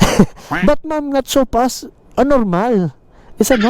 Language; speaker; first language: English; non-native, learner; Filipino